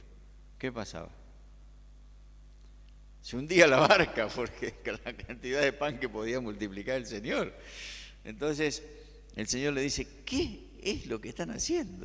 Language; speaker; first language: Spanish; native; Spanish